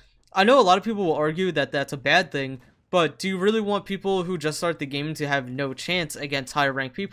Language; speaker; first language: English; native; English